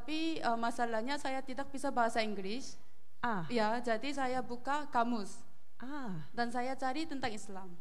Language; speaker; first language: Indonesian; non-native, learner; Korean